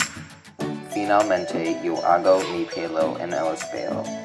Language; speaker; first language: Spanish; non-native, learner; English